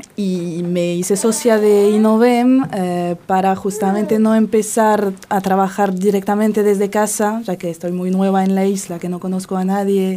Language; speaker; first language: Spanish; non-native, fluent; French